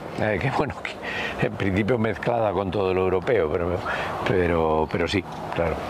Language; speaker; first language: Spanish; native; Spanish